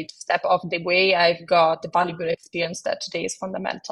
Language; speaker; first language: English; non-native, fluent; Italian